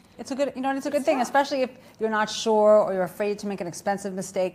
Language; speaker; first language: English; native; English